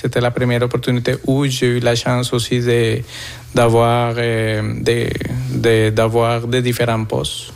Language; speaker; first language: French; non-native, fluent; Spanish